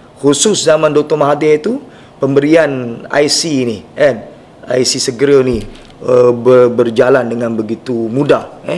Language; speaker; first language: Malay; native; Malay